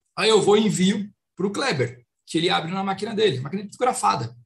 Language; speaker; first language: Portuguese; native; Portuguese